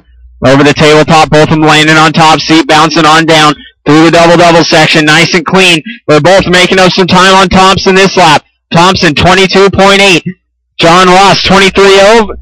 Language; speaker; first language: English; native; English